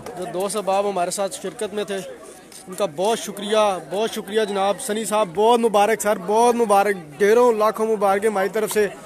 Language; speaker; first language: Urdu; non-native, local second language; Punjabi